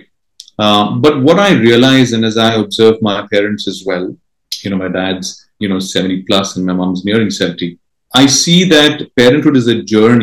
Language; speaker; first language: English; non-native, local second language; Marathi